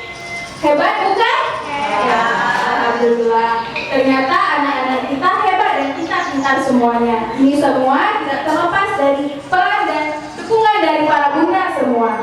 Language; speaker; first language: Indonesian; native; Indonesian